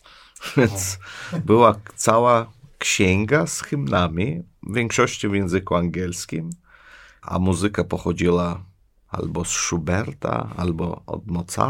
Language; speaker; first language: Polish; non-native, fluent; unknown